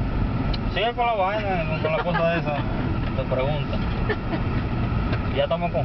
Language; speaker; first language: Spanish; native; Spanish